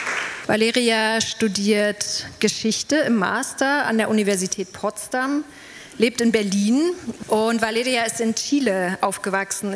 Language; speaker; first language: German; native; German